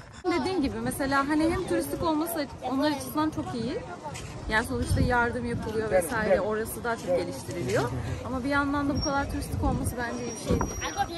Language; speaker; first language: Turkish; native; Turkish